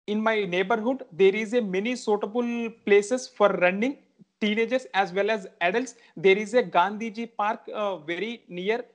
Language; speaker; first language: English; non-native, local second language; Telugu